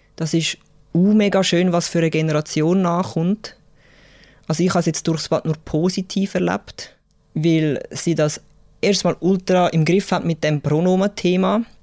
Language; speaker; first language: German; native; German